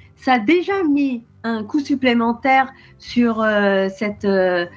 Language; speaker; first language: French; native; French